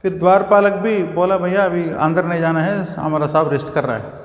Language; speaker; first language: Hindi; non-native, local second language; Telugu